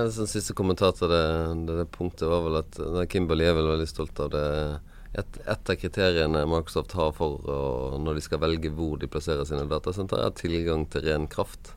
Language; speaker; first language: Norwegian; native; Norwegian